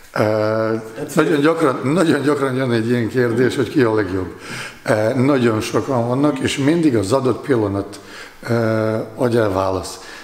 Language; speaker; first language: Hungarian; non-native, fluent; Bosnian